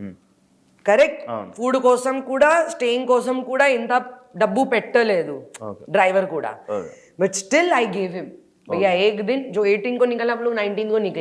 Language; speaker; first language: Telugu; non-native, local second language; Hindi